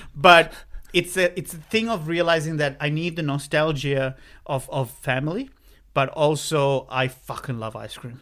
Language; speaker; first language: English; non-native, local second language; Sinhala